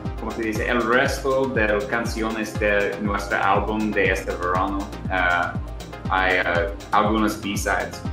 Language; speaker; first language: Spanish; non-native, learner; English